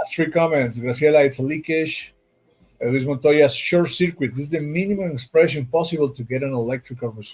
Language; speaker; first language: English; non-native, fluent; Spanish